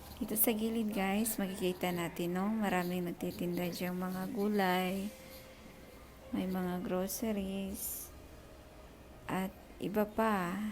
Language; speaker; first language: Filipino; non-native, local second language; Cebuano